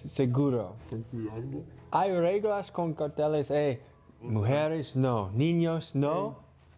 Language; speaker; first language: Spanish; non-native, learner; English